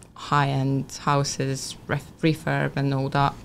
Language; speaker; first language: English; non-native, fluent; Polish